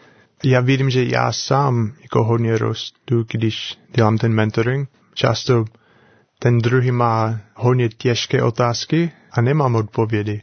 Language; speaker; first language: Czech; non-native, learner; English